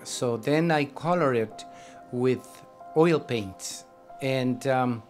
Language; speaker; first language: English; non-native, fluent; Spanish